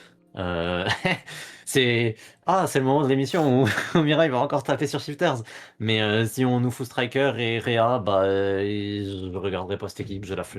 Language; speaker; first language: French; native; French